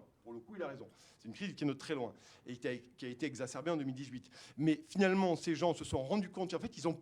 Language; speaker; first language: French; native; French